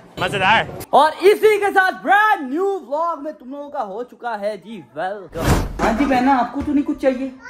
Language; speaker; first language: Urdu; non-native, local second language; Punjabi